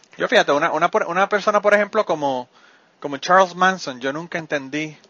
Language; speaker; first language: Spanish; native; Spanish